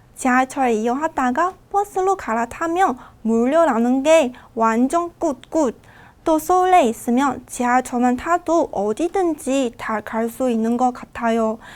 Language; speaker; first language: Korean; non-native, fluent; Chinese